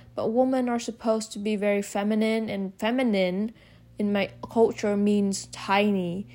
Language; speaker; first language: English; non-native, fluent; Vietnamese